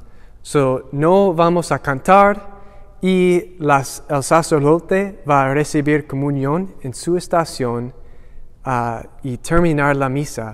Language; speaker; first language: Spanish; non-native, learner; English